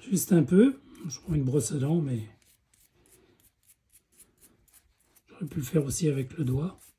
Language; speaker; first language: French; native; French